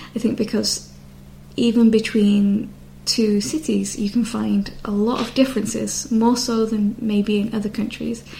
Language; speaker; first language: English; native; English